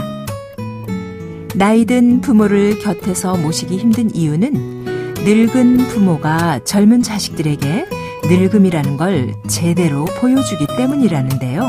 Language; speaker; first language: Korean; native; Korean